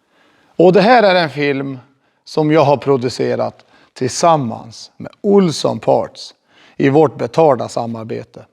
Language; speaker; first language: Swedish; native; Swedish